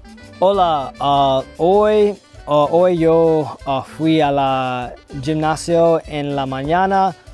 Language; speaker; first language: Spanish; non-native, learner; English